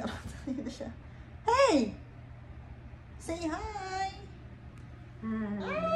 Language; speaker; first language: Filipino; native; Filipino